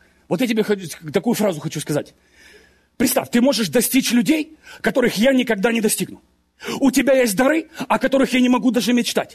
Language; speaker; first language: Russian; native; Russian